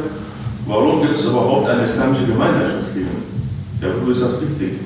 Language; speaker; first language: German; non-native, fluent; Arabic